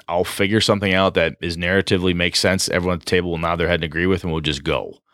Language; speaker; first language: English; native; English